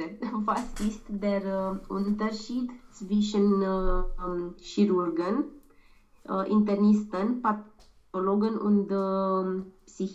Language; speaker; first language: German; non-native, learner; Romanian